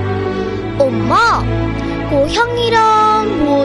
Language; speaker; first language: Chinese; non-native, local second language; Korean